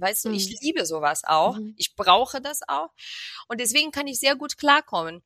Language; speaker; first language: German; non-native, fluent; Portuguese